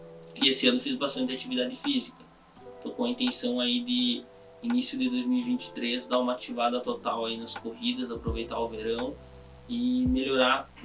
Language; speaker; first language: Portuguese; native; Portuguese